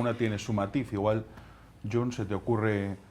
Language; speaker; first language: Spanish; native; Spanish